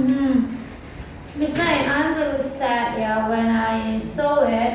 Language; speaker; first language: English; non-native, learner; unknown